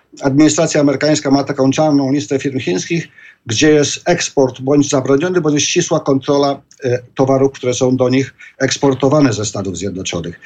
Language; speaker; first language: Polish; native; Polish